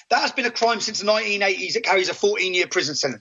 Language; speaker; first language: English; native; English